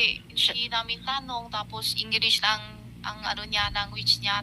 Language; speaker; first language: Filipino; non-native, learner; Chinese